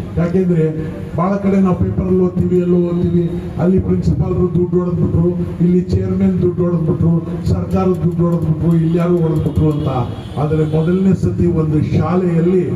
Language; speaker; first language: Kannada; native; Kannada